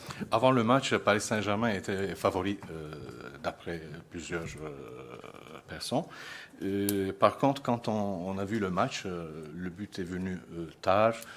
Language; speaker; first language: French; non-native, fluent; Turkish